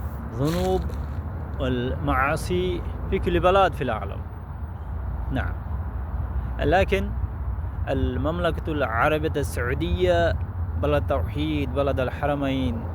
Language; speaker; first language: Arabic; non-native, learner; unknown